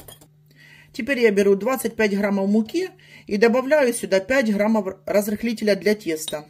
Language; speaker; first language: Russian; native; Russian